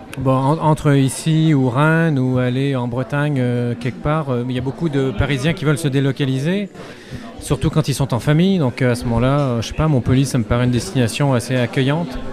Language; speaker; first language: French; native; French